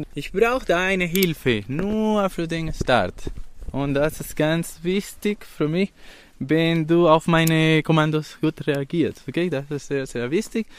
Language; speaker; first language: German; non-native, learner; Spanish